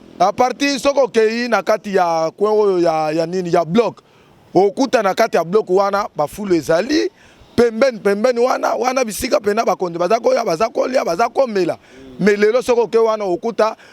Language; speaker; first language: Lingala; native; Lingala